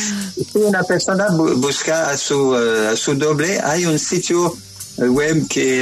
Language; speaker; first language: Spanish; non-native, learner; French